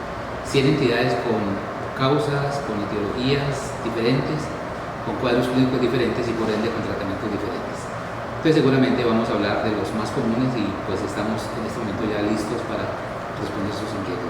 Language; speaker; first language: Spanish; native; Spanish